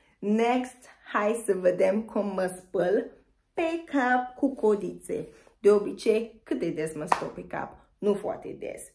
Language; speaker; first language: Romanian; non-native, learner; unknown